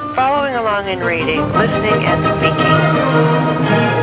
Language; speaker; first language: English; native; English